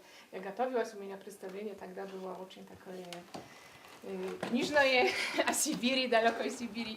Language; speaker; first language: Russian; non-native, fluent; Polish